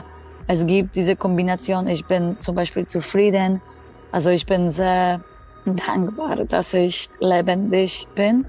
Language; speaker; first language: German; non-native, fluent; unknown